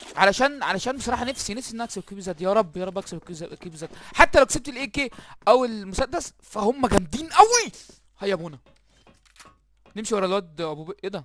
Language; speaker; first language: Arabic; native; Arabic